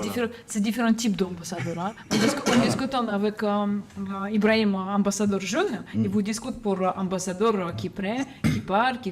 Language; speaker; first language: French; non-native, learner; Ukrainian